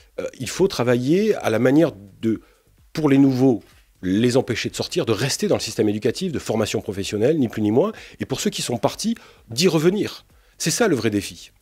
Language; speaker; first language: French; native; French